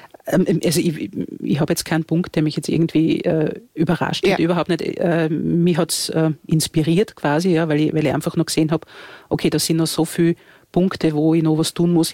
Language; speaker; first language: German; native; German